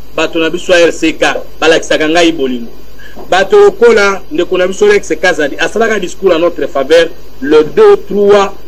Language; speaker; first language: Lingala; native; Lingala